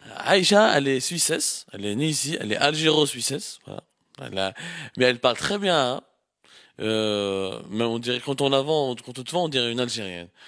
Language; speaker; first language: French; non-native, local second language; Arabic